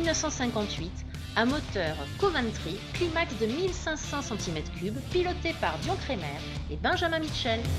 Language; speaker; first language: French; native; French